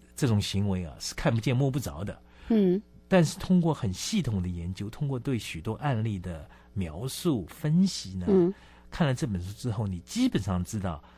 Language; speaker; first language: Chinese; native; Chinese